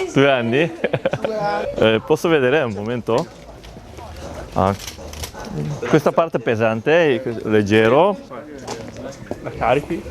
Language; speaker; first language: Italian; non-native, learner; Korean